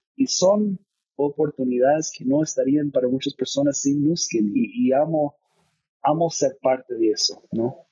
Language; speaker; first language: Spanish; non-native, fluent; English